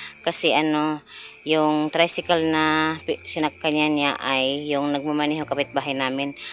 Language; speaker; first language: Filipino; non-native, local second language; Cebuano